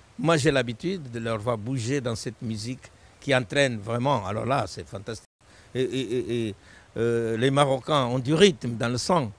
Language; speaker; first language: French; non-native, fluent; Portuguese